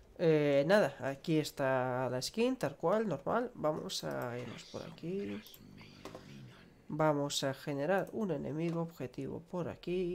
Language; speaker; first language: Spanish; native; Spanish